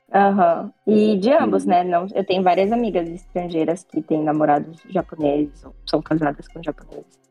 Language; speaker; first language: Portuguese; native; Portuguese